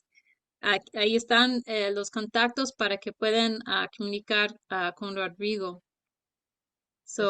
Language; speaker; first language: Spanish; early bilingual, heritage; Spanish